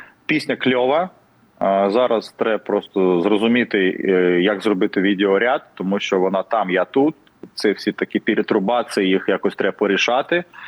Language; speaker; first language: Ukrainian; non-native, fluent; Russian